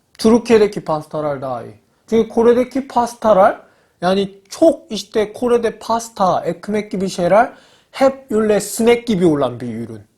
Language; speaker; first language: Turkish; non-native, learner; Korean